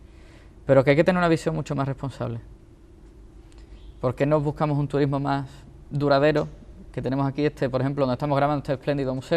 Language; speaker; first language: Spanish; native; Spanish